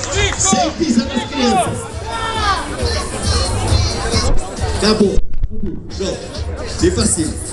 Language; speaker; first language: Portuguese; native; Portuguese